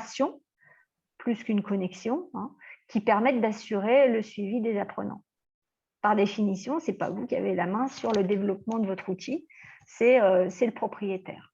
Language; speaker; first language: French; native; French